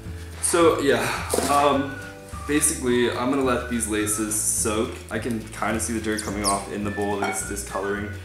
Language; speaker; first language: English; native; English